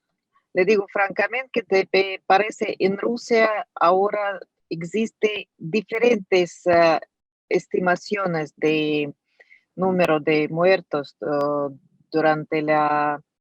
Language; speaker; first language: Spanish; non-native, fluent; Russian